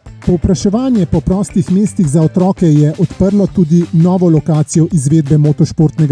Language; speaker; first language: Slovenian; native; Slovenian